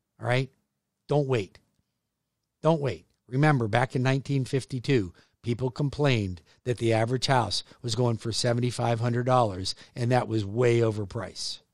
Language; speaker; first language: English; native; English